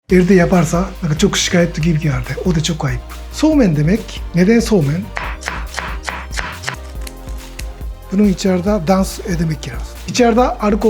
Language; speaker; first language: Turkish; non-native, learner; Japanese